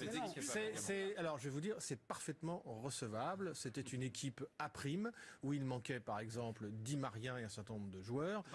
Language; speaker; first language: French; native; French